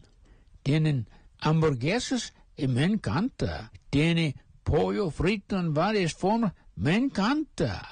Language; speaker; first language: Spanish; non-native, fluent; English